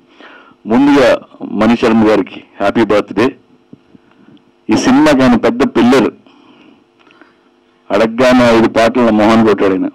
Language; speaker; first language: Telugu; native; Telugu